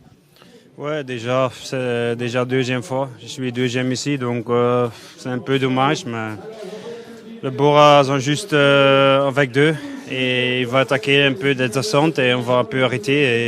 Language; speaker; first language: French; non-native, learner; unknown